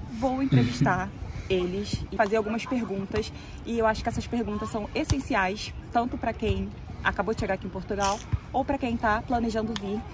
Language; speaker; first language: Portuguese; native; Portuguese